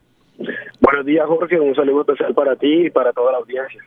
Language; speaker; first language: Spanish; native; Spanish